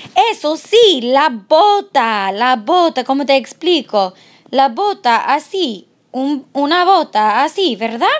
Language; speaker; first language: Spanish; non-native, fluent; English